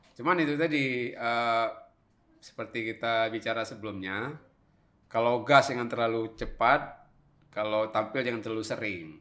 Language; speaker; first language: Indonesian; non-native, local second language; Achinese